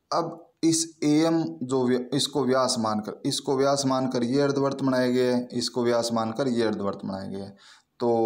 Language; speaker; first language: Hindi; native; Hindi